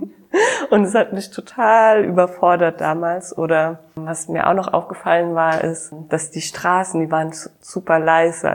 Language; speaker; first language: German; native; German